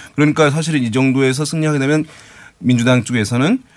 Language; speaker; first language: Korean; native; Korean